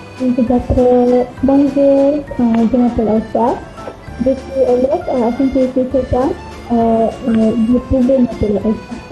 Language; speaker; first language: French; non-native, learner; Malay